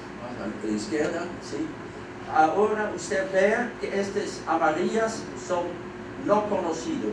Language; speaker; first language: Spanish; non-native, fluent; Dutch